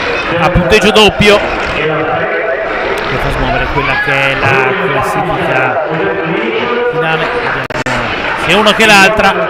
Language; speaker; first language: Italian; native; Italian